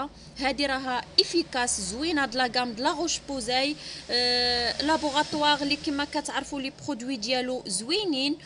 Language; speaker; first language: Arabic; native; Arabic